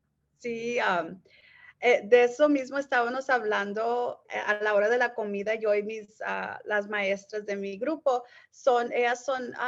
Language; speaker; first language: Spanish; early bilingual, heritage; Spanish